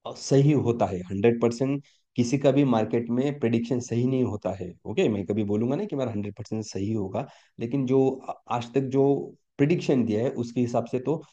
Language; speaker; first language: Hindi; non-native, local second language; Marathi